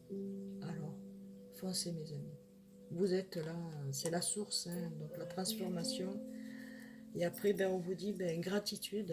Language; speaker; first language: French; native; French